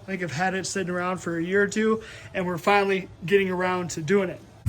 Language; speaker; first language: English; native; English